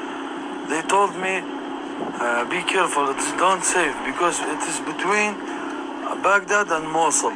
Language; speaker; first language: English; non-native, learner; Arabic